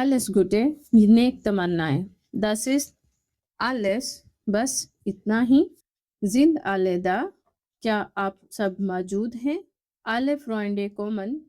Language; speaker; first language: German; non-native, fluent; Urdu